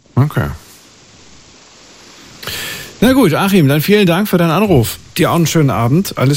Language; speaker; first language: German; native; German